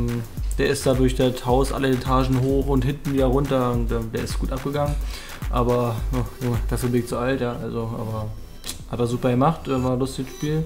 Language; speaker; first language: German; native; German